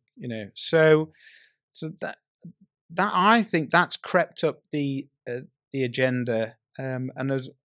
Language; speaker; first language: English; native; English